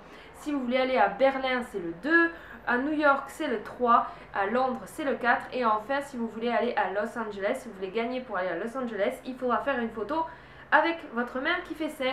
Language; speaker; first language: French; native; French